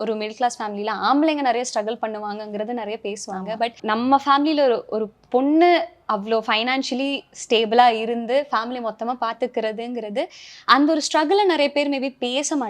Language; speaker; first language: Tamil; native; Tamil